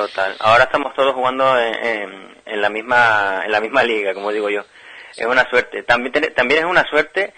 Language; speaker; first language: Spanish; native; Spanish